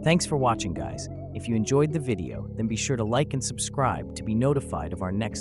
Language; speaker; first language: English; native; English